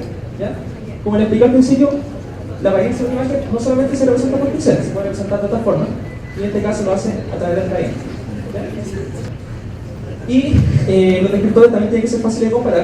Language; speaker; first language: Spanish; native; Spanish